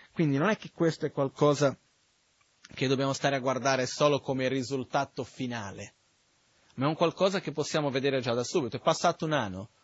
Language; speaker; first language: Italian; non-native, fluent; Portuguese